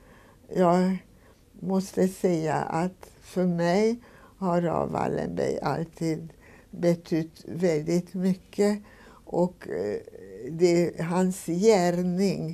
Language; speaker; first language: Swedish; non-native, fluent; Hungarian